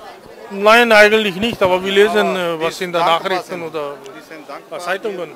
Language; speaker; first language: German; non-native, fluent; Punjabi